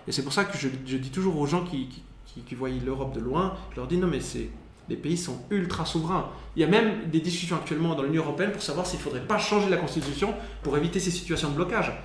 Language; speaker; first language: French; early bilingual, other home language; Spanish